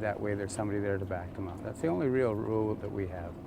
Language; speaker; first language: English; native; English